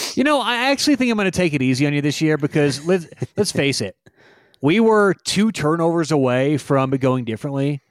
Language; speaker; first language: English; native; English